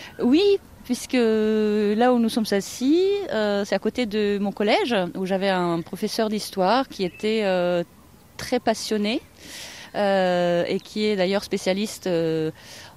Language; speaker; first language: French; non-native, fluent; Norwegian